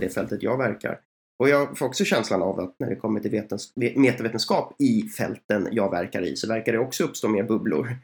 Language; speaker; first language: Swedish; native; Swedish